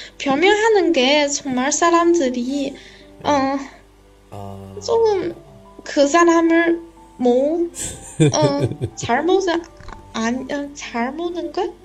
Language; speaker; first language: Korean; non-native, learner; Chinese